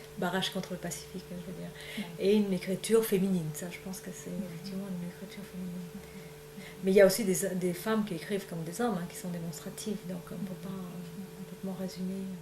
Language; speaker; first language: French; non-native, fluent; Vietnamese